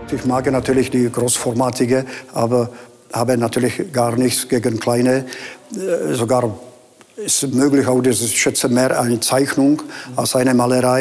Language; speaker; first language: German; non-native, fluent; Czech